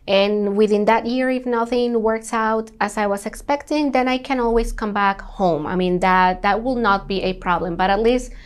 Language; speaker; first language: English; non-native, fluent; Spanish